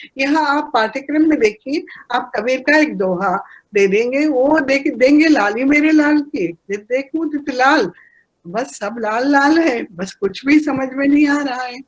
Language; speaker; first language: Hindi; non-native, local second language; Telugu